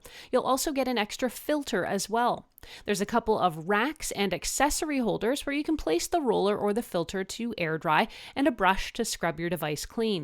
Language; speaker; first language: English; native; English